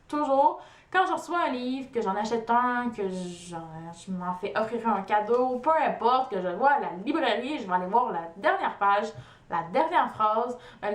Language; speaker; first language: French; native; French